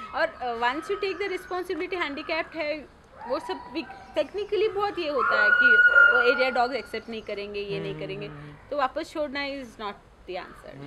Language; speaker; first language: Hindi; non-native, local second language; Tulu